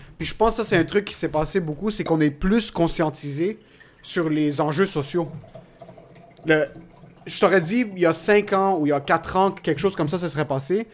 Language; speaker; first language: French; native; French